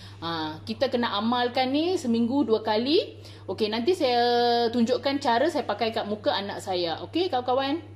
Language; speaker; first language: Malay; non-native, local second language; Tamil